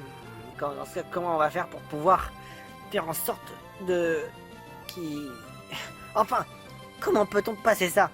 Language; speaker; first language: French; native; French